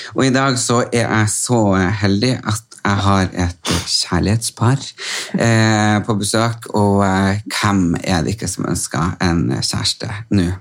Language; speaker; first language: Norwegian; native; Norwegian